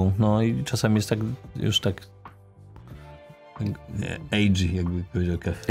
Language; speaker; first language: Polish; native; Polish